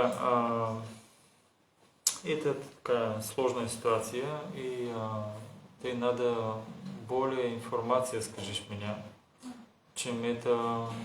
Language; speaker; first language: Russian; non-native, learner; Bulgarian